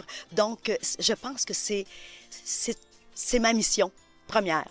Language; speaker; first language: French; native; French